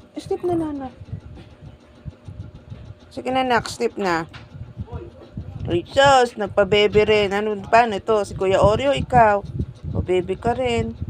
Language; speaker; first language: Filipino; non-native, local second language; Cebuano